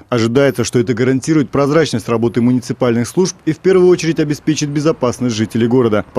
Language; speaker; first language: Russian; native; Russian